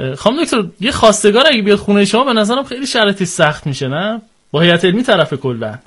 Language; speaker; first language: Persian; native; Persian